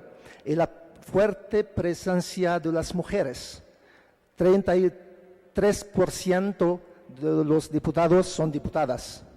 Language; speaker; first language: Spanish; non-native, fluent; Arabic